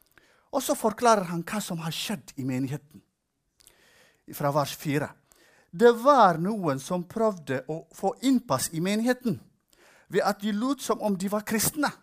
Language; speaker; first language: Norwegian; non-native, fluent; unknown